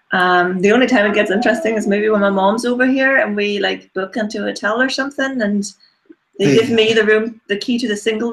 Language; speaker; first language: English; non-native, fluent; German